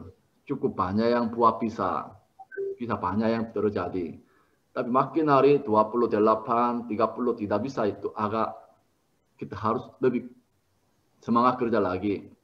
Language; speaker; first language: Indonesian; non-native, learner; Korean